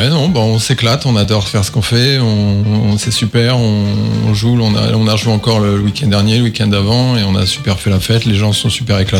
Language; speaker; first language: French; native; French